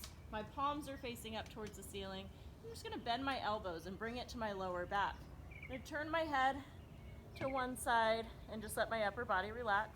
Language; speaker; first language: English; native; English